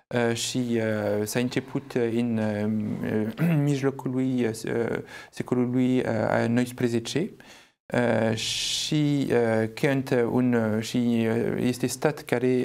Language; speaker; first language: Romanian; non-native, fluent; French